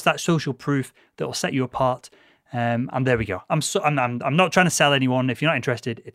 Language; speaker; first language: English; native; English